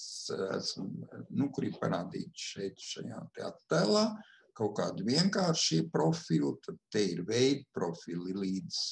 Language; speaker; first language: Latvian; native; Latvian